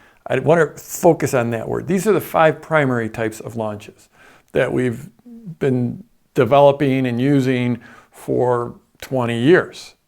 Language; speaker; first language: English; native; English